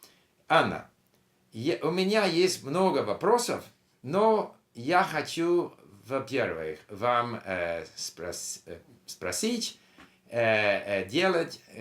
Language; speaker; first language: Russian; non-native, learner; English